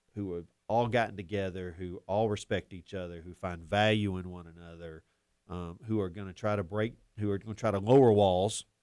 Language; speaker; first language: English; native; English